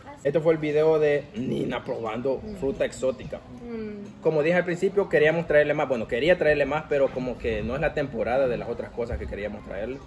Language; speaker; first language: Spanish; native; Spanish